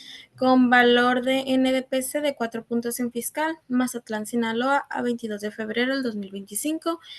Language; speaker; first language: Spanish; native; Spanish